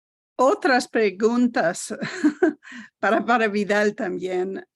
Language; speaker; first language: Spanish; non-native, learner; English